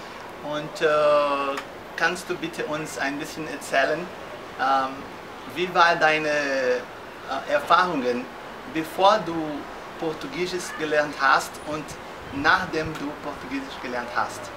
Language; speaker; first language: German; non-native, fluent; Portuguese